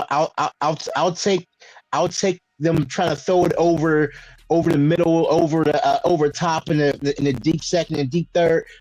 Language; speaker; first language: English; native; English